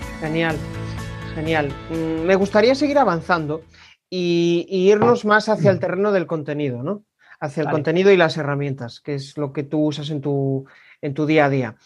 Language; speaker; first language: Spanish; native; Spanish